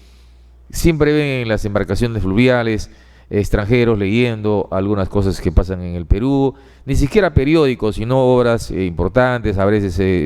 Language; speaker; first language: Spanish; native; Spanish